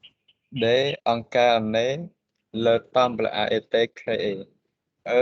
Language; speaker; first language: French; non-native, learner; Khmer